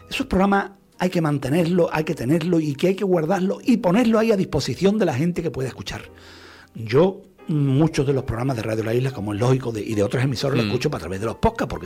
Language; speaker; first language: Spanish; native; Spanish